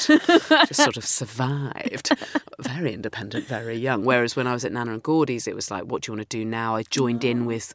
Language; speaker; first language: English; native; English